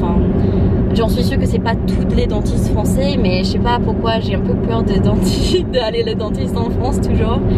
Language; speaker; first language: French; non-native, fluent; English